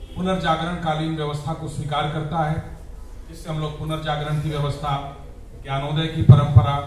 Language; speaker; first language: Hindi; native; Hindi